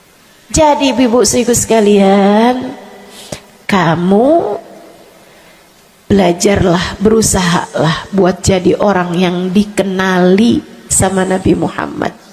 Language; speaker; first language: Indonesian; native; Indonesian